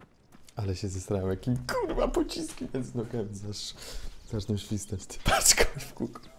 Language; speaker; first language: Polish; native; Polish